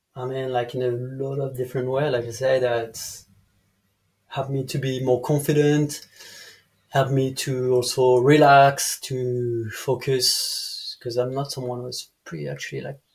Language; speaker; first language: English; non-native, fluent; French